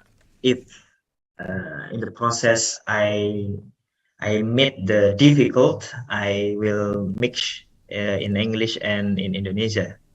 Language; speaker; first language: English; non-native, fluent; Indonesian